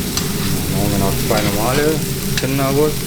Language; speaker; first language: German; native; German